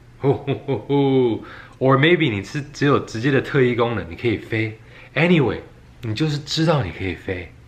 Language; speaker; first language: Chinese; early bilingual, heritage; Chinese